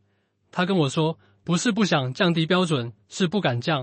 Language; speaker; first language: Chinese; native; Chinese